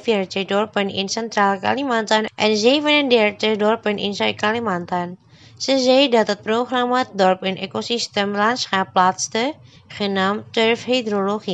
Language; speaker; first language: Dutch; non-native, fluent; Indonesian